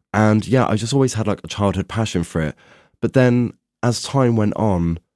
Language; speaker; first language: English; native; English